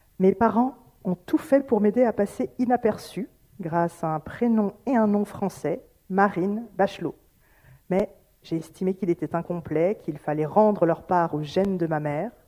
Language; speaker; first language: French; native; French